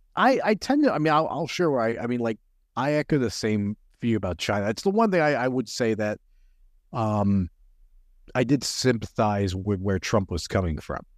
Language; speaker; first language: English; early bilingual, other home language; Hindi